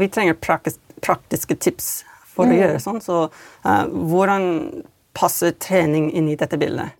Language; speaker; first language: Norwegian; non-native, fluent; English